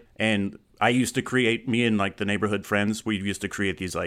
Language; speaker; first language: English; native; English